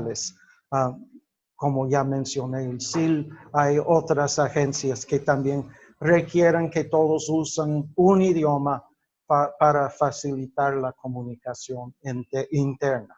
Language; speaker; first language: Spanish; non-native, fluent; English